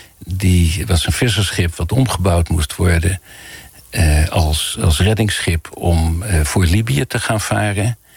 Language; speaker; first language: Dutch; native; Dutch